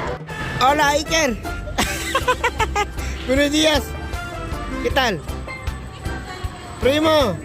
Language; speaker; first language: Spanish; non-native, fluent; Filipino